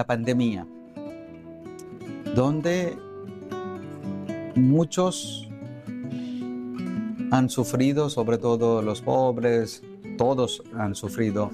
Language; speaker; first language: Spanish; non-native, fluent; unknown